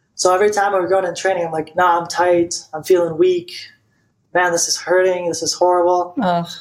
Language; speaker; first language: English; non-native, fluent; Bulgarian